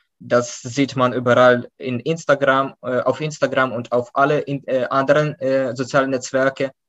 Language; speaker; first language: German; non-native, fluent; Ukrainian